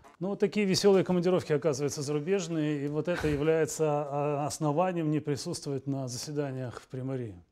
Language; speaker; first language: Russian; native; Russian